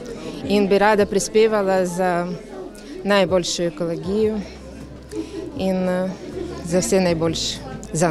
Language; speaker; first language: Slovenian; non-native, learner; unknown